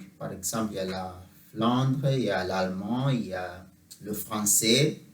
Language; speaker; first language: French; non-native, fluent; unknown